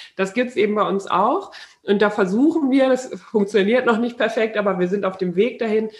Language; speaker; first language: German; native; German